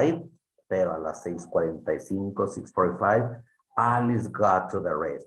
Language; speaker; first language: English; non-native, fluent; Spanish